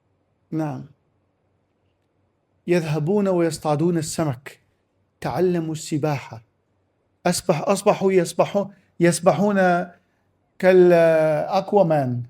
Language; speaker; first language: Arabic; native; Arabic